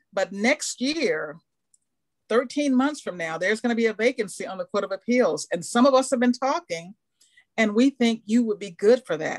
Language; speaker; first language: English; native; English